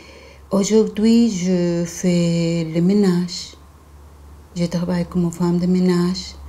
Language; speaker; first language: French; non-native, learner; Spanish